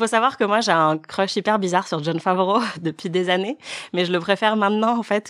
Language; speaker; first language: French; native; French